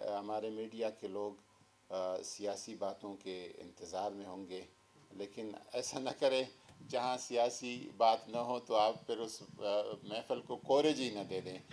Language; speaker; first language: Urdu; non-native, local second language; Pashto